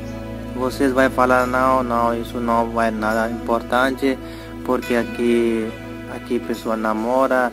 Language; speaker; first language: Portuguese; non-native, learner; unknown